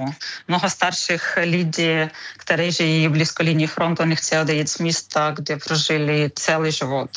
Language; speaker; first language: Czech; non-native, learner; Ukrainian